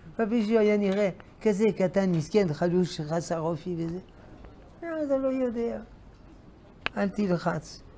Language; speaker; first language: Hebrew; non-native, fluent; French